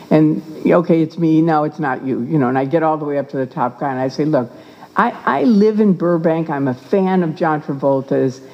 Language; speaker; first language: English; native; English